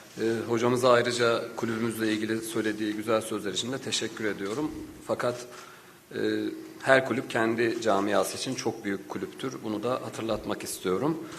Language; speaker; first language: Turkish; native; Turkish